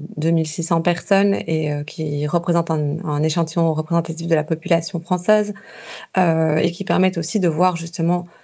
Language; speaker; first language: French; native; French